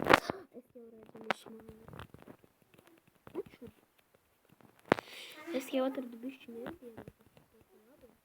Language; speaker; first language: Latvian; non-native, local second language; Russian